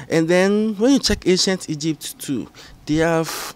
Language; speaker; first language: English; non-native, local second language; Ga